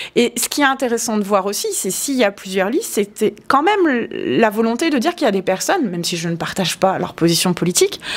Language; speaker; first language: French; native; French